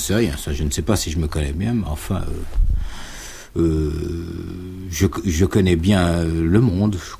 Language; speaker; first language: French; native; French